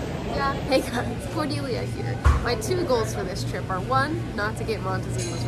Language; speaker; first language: English; native; English